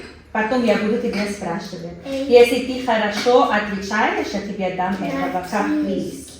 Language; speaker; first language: Russian; non-native, learner; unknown